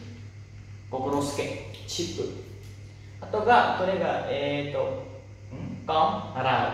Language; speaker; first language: Japanese; non-native, fluent; Lao